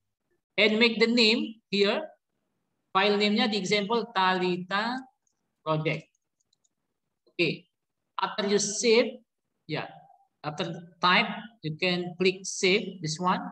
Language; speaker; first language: English; non-native, learner; Indonesian